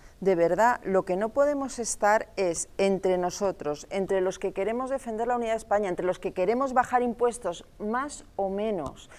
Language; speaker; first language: Spanish; native; Spanish